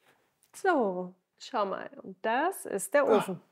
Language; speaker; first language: German; native; German